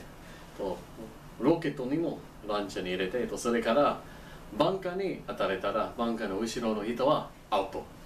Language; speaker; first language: Japanese; non-native, learner; English